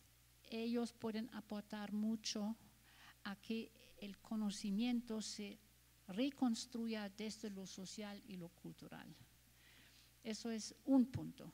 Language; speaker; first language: Spanish; non-native, fluent; German